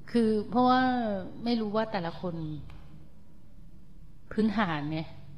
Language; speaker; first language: Thai; native; Thai